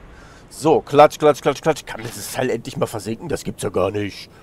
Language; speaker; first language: German; native; German